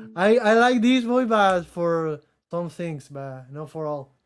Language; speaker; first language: English; non-native, learner; Portuguese